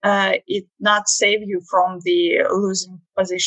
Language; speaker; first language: English; non-native, learner; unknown